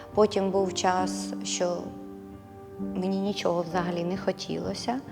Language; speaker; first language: Ukrainian; native; Ukrainian